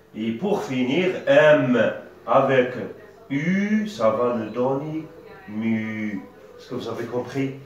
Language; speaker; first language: French; non-native, local second language; Arabic